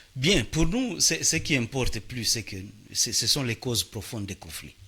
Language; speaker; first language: French; non-native, local second language; Swahili